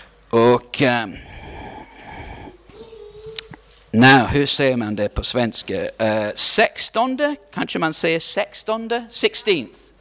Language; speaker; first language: Swedish; non-native, fluent; English